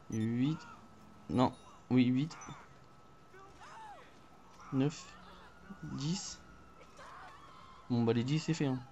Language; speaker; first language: French; native; French